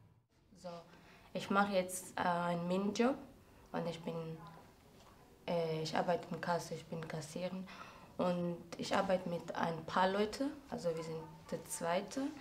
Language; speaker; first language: German; non-native, learner; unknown